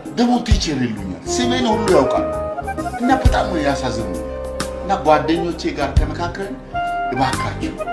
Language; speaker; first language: Amharic; non-native, local second language; Wolaytta